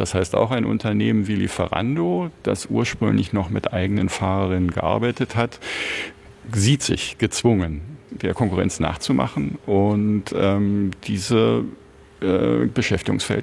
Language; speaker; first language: German; native; German